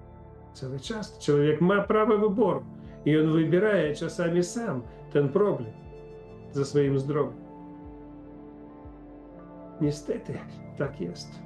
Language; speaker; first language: Polish; non-native, fluent; Ukrainian